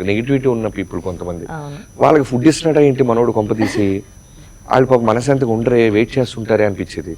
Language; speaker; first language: Telugu; native; Telugu